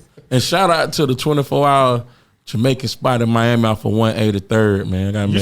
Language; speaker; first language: English; native; English